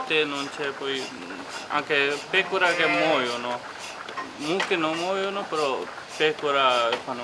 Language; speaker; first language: Italian; non-native, learner; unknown